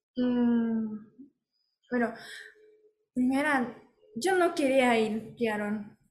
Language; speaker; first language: Spanish; non-native, fluent; Japanese